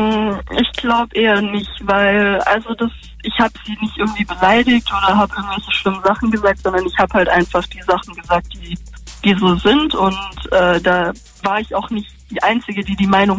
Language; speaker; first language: German; native; German